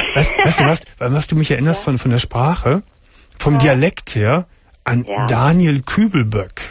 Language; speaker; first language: German; native; German